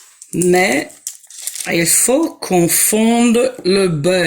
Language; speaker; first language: French; non-native, fluent; English